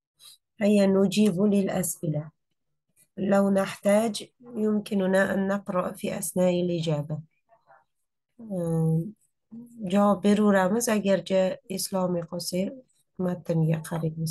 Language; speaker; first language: Arabic; non-native, fluent; Uzbek